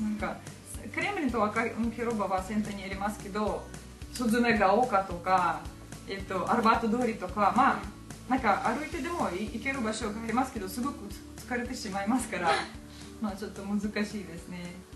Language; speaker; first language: Japanese; non-native, fluent; Russian